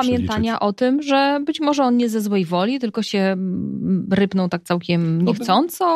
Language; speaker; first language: Polish; native; Polish